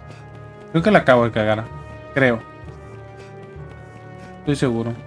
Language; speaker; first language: Spanish; native; Spanish